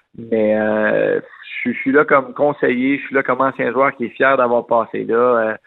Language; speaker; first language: French; native; French